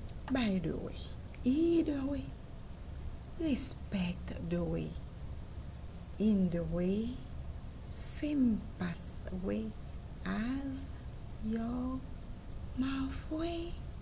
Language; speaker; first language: English; non-native, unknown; Haitian Creole